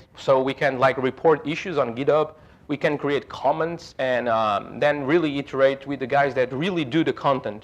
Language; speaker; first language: English; non-native, fluent; Portuguese